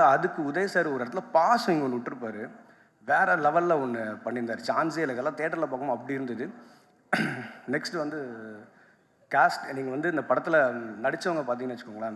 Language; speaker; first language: Tamil; native; Tamil